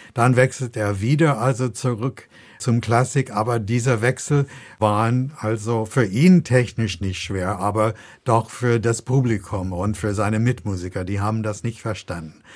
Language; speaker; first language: German; non-native, fluent; English